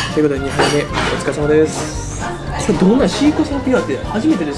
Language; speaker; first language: Japanese; native; Japanese